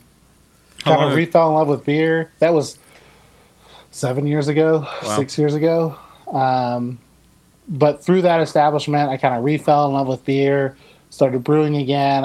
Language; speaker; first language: English; native; English